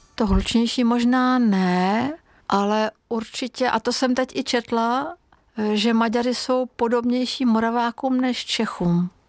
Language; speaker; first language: Czech; non-native, fluent; Hungarian